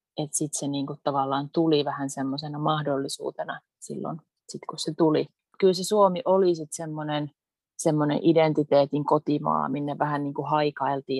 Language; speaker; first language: Finnish; early bilingual, heritage; Finnish